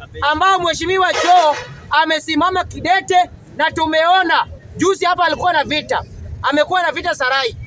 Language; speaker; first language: Swahili; non-native, local second language; Luo (Kenya and Tanzania)